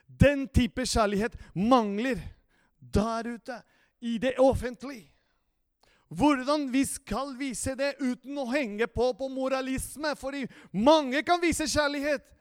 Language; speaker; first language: Norwegian; non-native, fluent; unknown